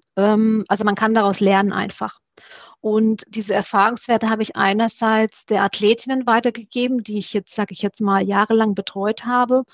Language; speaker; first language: German; early bilingual, other home language; Romanian